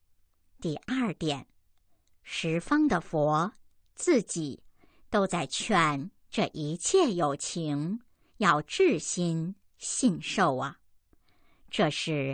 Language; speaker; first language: Chinese; native; Chinese